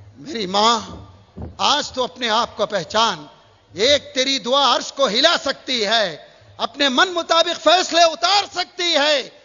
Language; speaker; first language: Urdu; native; Urdu